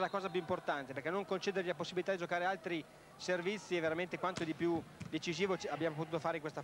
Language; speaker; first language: Italian; native; Italian